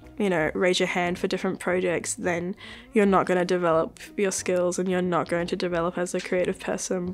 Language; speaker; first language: English; native; English